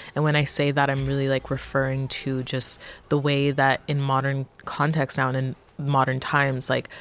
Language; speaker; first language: English; native; English